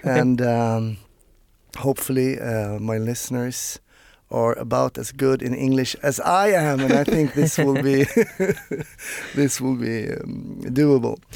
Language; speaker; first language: English; non-native, fluent; Swedish